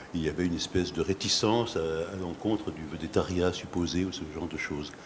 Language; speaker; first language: French; native; French